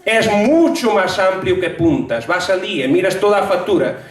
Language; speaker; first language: Spanish; non-native, local second language; Galician